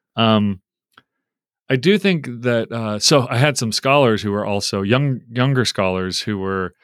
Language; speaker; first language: English; native; English